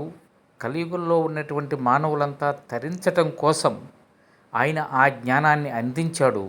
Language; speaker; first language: Telugu; native; Telugu